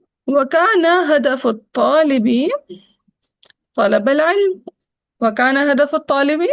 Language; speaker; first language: Arabic; non-native, fluent; Urdu